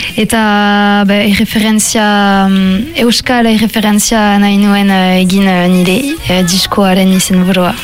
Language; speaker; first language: Basque; non-native, local second language; French